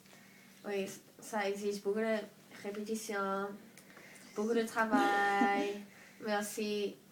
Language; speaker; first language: French; non-native, learner; English